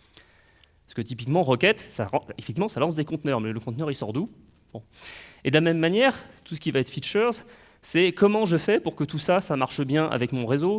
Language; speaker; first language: French; native; French